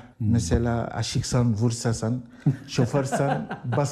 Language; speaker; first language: Turkish; non-native, learner; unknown